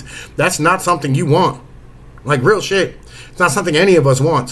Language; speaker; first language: English; native; English